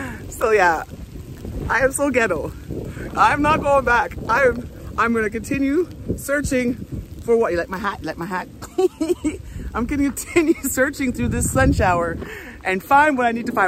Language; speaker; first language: English; native; English